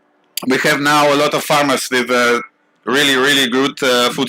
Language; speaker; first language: English; non-native, learner; Russian